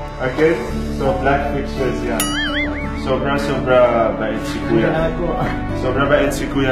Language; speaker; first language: Filipino; non-native, learner; Arabic